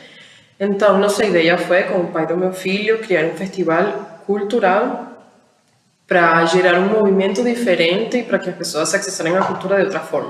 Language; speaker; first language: Portuguese; non-native, fluent; Spanish